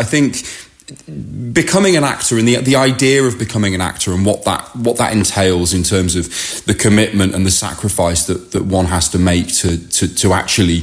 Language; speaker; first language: English; native; English